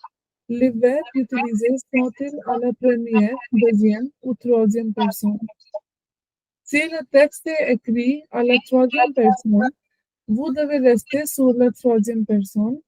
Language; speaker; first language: French; non-native, learner; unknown